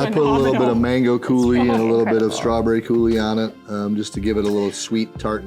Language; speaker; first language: English; native; English